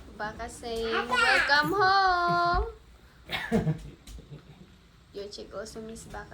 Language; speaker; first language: English; non-native, local second language; Filipino